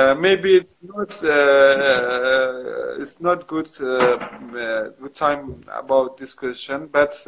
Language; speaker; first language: English; non-native, learner; Kurdish